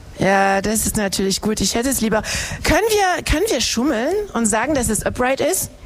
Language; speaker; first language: German; non-native, fluent; French